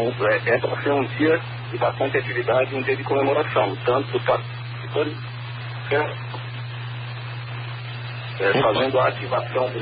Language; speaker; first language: Portuguese; native; Portuguese